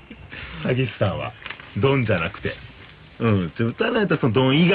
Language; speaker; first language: Japanese; native; Japanese